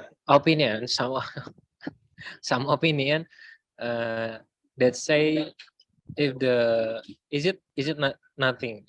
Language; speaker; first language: English; non-native, learner; Indonesian